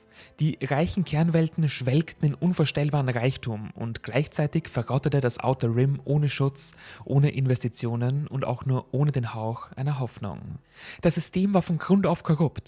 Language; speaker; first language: German; native; German